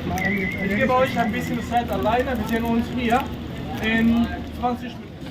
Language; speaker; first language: German; non-native, fluent; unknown